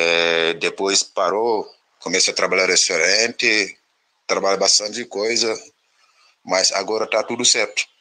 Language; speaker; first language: Portuguese; non-native, learner; Wolof